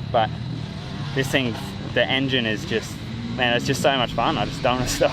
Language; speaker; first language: English; native; English